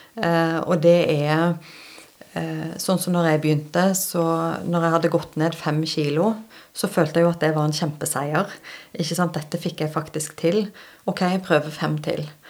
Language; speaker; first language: Norwegian; native; Norwegian